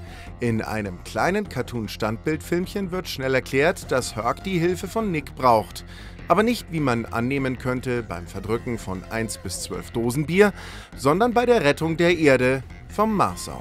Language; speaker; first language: German; native; German